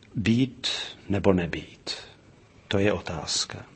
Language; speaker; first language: Czech; native; Czech